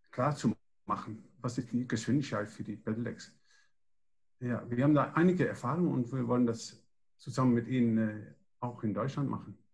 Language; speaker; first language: German; non-native, learner; Dutch